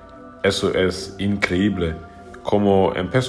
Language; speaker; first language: Spanish; non-native, learner; German